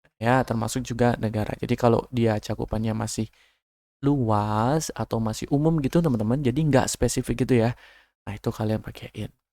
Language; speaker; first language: Indonesian; native; Indonesian